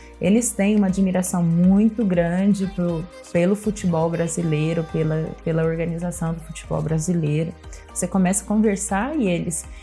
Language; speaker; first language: Portuguese; native; Portuguese